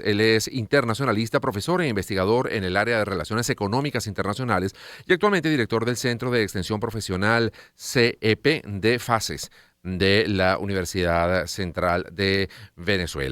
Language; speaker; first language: Spanish; native; Spanish